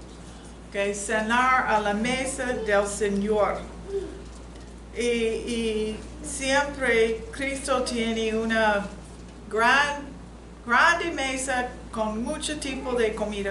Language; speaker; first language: Spanish; non-native, fluent; English